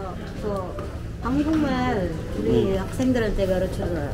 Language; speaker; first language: Korean; non-native, fluent; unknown